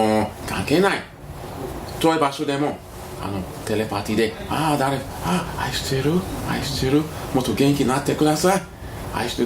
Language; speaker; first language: Japanese; non-native, learner; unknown